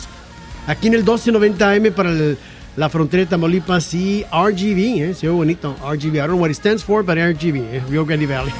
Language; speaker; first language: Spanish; native; Spanish